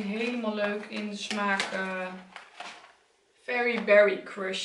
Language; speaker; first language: Dutch; native; Dutch